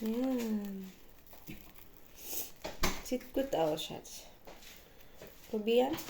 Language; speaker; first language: German; non-native, learner; Filipino